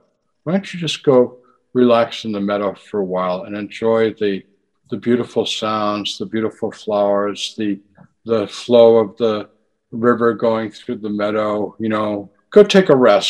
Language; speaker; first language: English; native; English